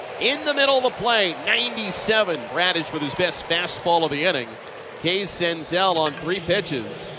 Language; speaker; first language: English; native; English